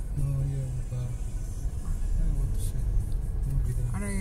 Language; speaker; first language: English; non-native, learner; Italian